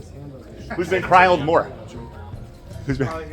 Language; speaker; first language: English; native; English